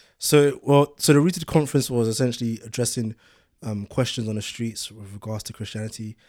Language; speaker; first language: English; early bilingual, other home language; Yoruba